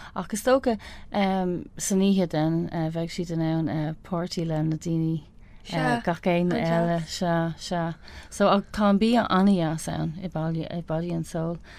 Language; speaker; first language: Irish; non-native, local second language; English